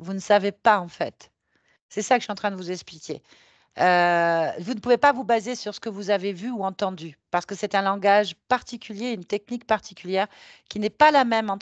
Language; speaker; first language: French; native; French